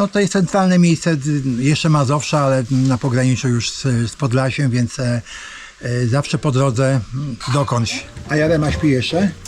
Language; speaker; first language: Polish; native; Polish